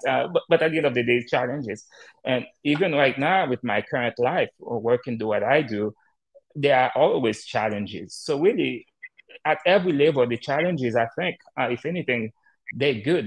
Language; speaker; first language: English; non-native, fluent; Haitian Creole